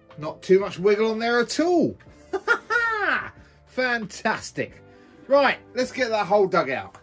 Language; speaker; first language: English; native; English